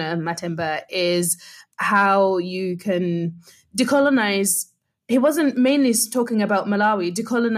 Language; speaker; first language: English; non-native, local second language; Nyanja